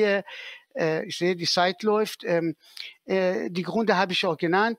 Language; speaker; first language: German; non-native, fluent; Persian